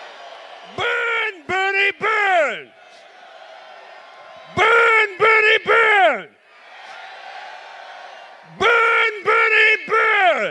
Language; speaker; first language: English; native; English